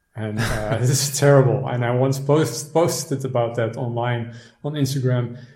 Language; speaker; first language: English; non-native, fluent; Dutch